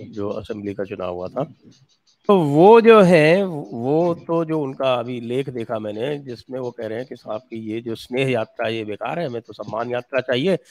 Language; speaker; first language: Hindi; native; Hindi